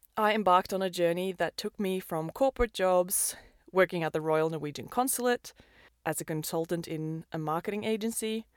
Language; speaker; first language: English; non-native, fluent; Norwegian